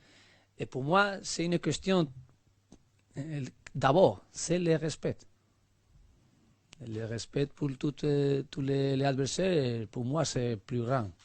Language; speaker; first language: French; non-native, learner; Spanish